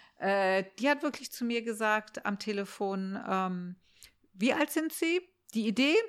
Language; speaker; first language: German; early bilingual, heritage; German